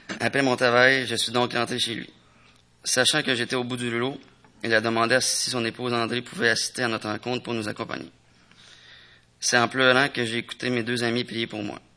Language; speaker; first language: French; native; French